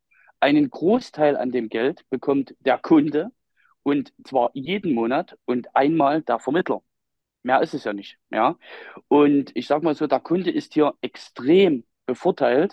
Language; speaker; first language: German; native; German